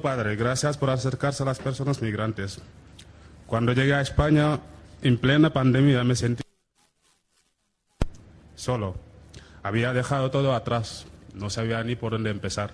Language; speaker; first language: Spanish; non-native, fluent; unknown